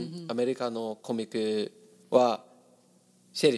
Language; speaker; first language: Japanese; non-native, learner; English